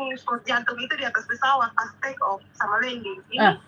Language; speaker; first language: Indonesian; native; Indonesian